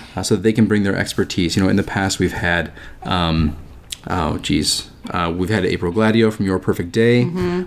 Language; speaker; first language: English; native; English